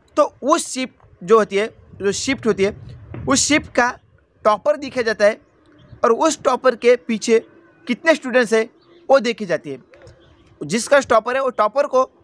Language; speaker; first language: Hindi; non-native, local second language; Marathi